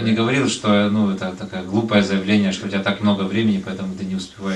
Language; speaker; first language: Russian; native; Russian